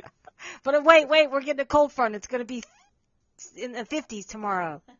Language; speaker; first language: English; native; English